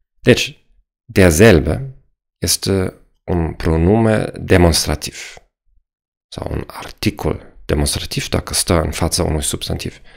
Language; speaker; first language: Romanian; non-native, fluent; German